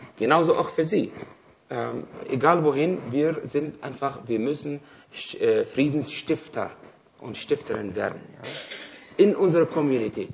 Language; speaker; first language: German; non-native, fluent; Arabic